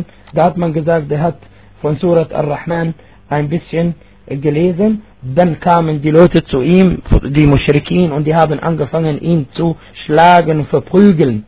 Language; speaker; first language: German; non-native, fluent; Arabic